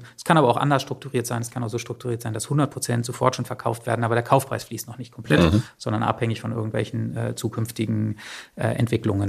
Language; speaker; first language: German; native; German